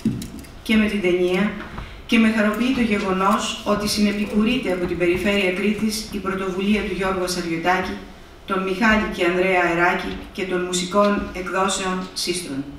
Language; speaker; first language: Greek; native; Greek